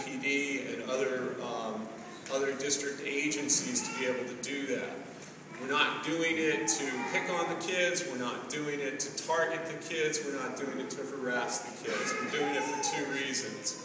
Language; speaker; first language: English; native; English